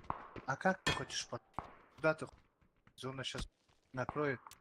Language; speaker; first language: Russian; non-native, local second language; Yakut